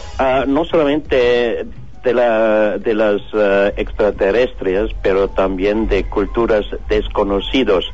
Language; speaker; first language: Spanish; non-native, learner; German